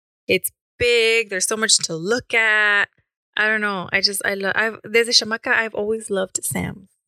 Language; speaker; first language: English; early bilingual, other home language; Spanish